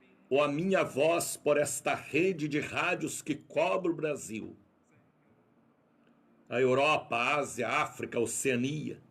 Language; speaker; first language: Portuguese; native; Portuguese